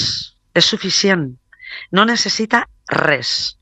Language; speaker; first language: Catalan; non-native, local second language; Spanish